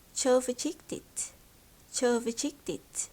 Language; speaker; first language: Swedish; non-native, learner; Thai